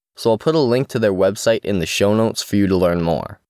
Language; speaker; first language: English; native; English